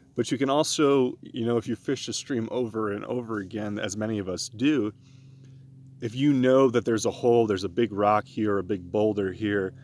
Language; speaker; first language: English; native; English